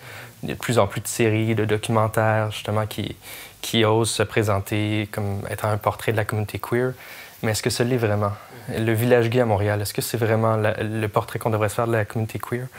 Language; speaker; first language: French; native; French